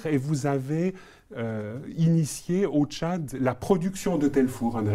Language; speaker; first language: French; native; French